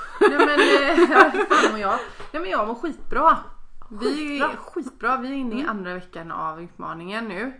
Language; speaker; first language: Swedish; native; Swedish